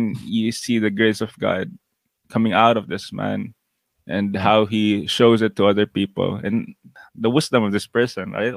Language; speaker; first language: English; non-native, local second language; Cebuano